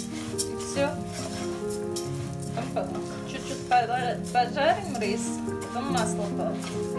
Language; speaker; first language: Russian; non-native, local second language; Tajik